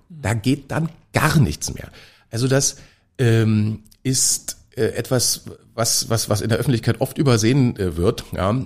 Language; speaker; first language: German; native; German